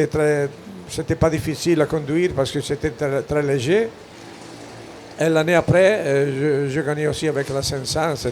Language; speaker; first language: French; non-native, fluent; Italian